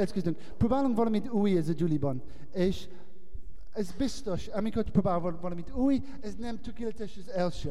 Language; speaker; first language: Hungarian; non-native, learner; English